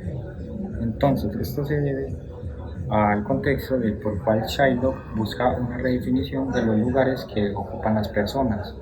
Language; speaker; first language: Spanish; native; Spanish